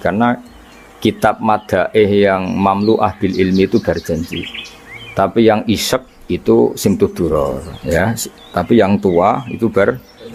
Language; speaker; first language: Indonesian; non-native, local second language; Javanese